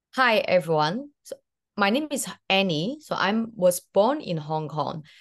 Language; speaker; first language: English; early bilingual, other home language; Cantonese